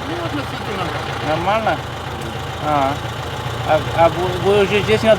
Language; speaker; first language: Russian; non-native, fluent; Dutch